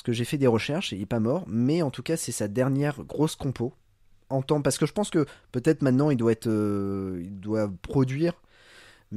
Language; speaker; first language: French; native; French